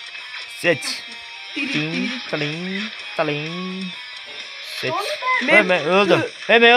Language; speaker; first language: Turkish; non-native, learner; Uzbek